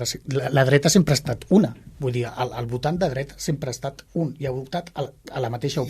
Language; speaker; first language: Catalan; native; Catalan